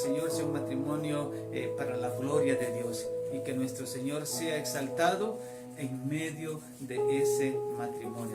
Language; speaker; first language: Spanish; native; Spanish